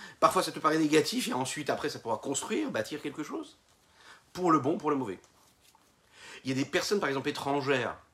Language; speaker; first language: French; native; French